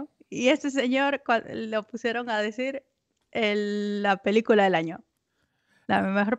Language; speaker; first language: Spanish; native; Spanish